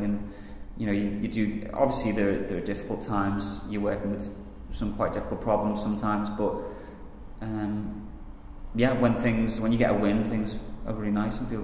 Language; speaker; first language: English; native; English